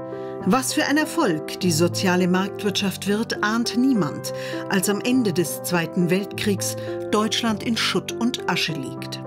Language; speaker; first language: German; native; German